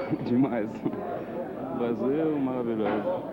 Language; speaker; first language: Portuguese; early bilingual, heritage; Portuguese